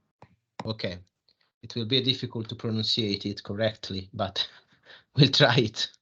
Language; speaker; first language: English; non-native, fluent; Italian